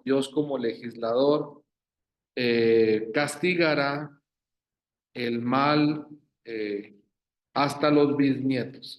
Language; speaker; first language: Spanish; native; Spanish